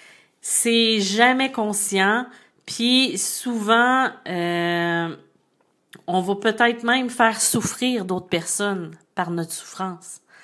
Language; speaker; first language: French; native; French